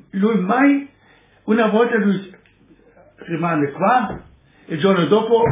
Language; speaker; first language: Italian; non-native, learner; German